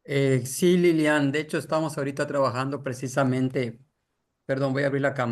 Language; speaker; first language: Spanish; native; Spanish